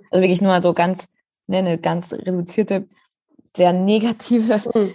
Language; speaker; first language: German; non-native, fluent; Spanish